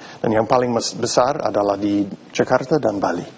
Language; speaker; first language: Indonesian; non-native, fluent; English